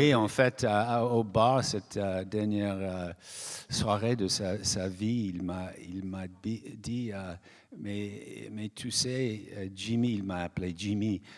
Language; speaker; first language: French; non-native, fluent; English